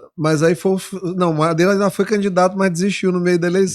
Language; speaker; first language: Portuguese; native; Portuguese